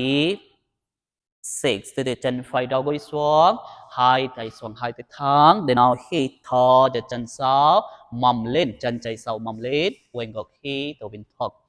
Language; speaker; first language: Vietnamese; non-native, learner; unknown